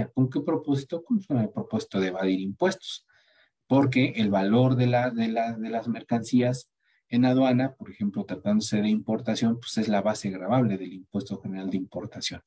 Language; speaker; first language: Spanish; native; Spanish